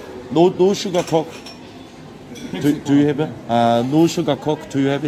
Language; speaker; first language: English; non-native, learner; Korean